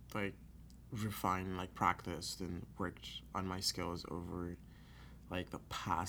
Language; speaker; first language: English; non-native, local second language; Yoruba